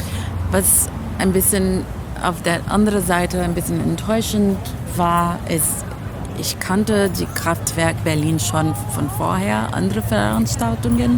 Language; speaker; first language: German; non-native, fluent; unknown